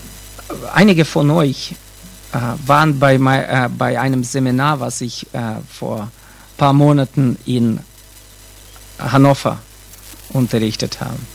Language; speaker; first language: German; non-native, fluent; Russian